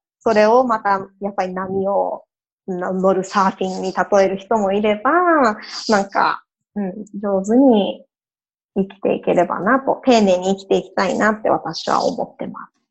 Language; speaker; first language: Japanese; early bilingual, heritage; Japanese